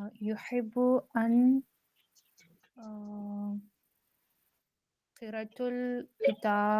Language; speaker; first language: Arabic; non-native, learner; Urdu